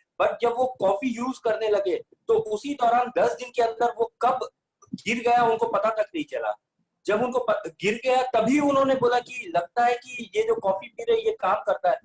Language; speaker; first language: Hindi; native; Hindi